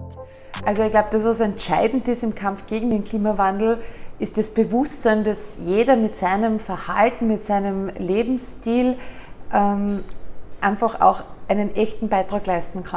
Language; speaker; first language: German; native; German